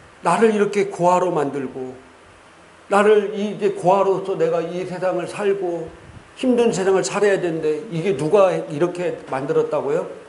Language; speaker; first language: Korean; native; Korean